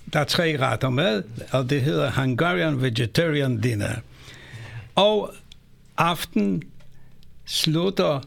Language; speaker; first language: Danish; non-native, fluent; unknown